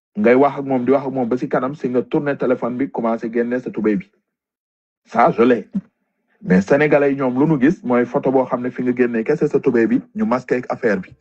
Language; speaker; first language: Wolof; non-native, local second language; Fula